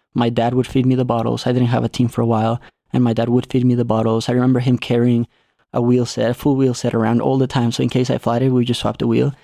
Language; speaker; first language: English; non-native, fluent; Spanish